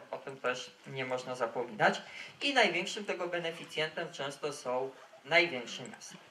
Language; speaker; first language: Polish; native; Polish